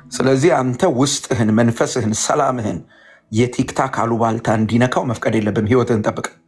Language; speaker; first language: Amharic; native; Amharic